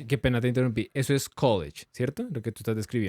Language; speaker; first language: Spanish; native; Spanish